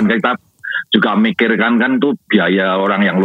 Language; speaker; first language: Indonesian; native; Indonesian